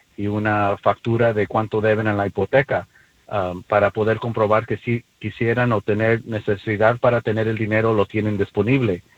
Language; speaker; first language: Spanish; early bilingual, heritage; Spanish